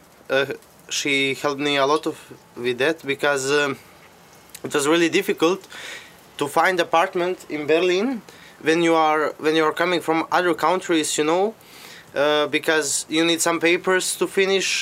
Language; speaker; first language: English; non-native, fluent; Serbian